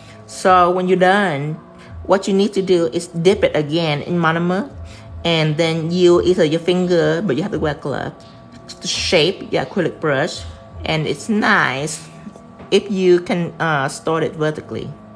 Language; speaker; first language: English; non-native, fluent; Vietnamese